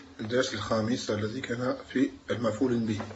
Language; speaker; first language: Arabic; non-native, fluent; French